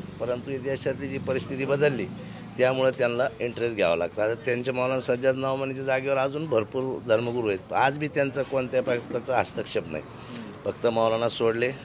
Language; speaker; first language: Marathi; non-native, local second language; Urdu